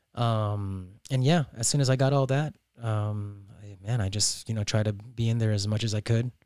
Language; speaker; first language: English; native; English